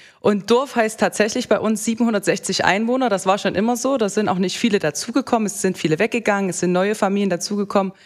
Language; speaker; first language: German; native; German